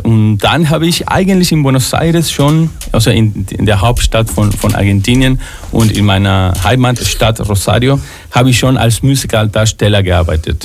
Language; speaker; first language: German; non-native, fluent; Spanish